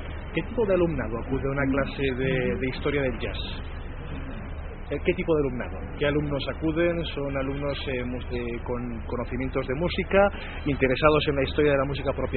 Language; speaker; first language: Spanish; native; Spanish